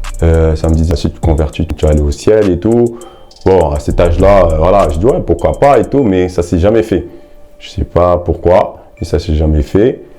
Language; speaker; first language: French; early bilingual, other home language; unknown